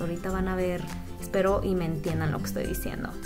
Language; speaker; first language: Spanish; native; Spanish